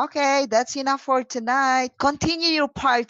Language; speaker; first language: English; non-native, local second language; Filipino